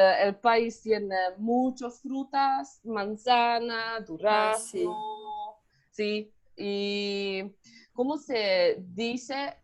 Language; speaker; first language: Spanish; non-native, learner; Hungarian